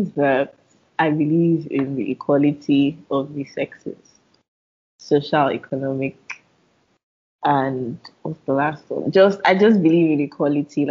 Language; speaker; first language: English; non-native, local second language; Yoruba